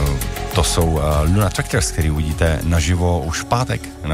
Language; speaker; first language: Czech; native; Czech